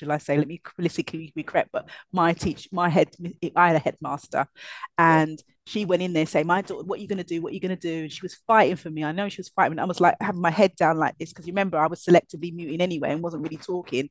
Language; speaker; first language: English; native; English